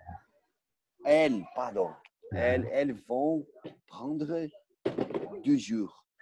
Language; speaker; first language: French; non-native, learner; Portuguese